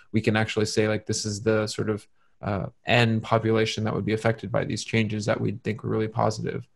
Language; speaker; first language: English; native; English